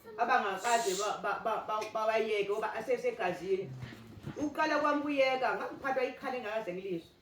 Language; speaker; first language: Zulu; native; Zulu